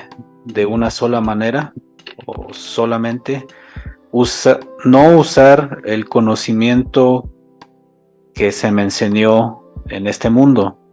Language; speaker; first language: Spanish; non-native, local second language; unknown